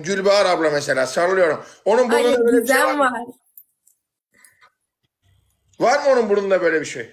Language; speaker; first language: Turkish; native; Turkish